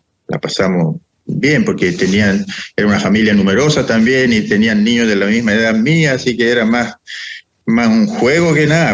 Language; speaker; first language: Spanish; early bilingual, other home language; Italian